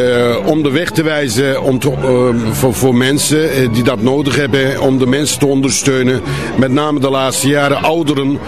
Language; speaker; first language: Dutch; non-native, fluent; Turkish